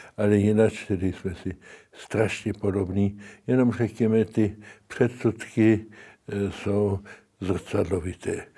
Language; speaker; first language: Czech; early bilingual, heritage; Czech